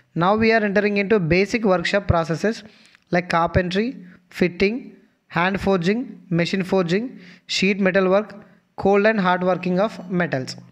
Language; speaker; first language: English; non-native, local second language; Telugu